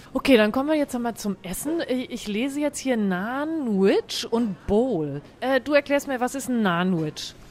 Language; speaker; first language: German; native; German